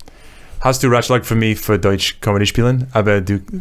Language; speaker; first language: German; non-native, learner; English